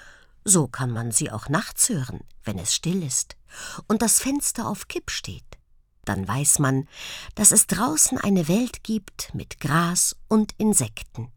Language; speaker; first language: German; native; German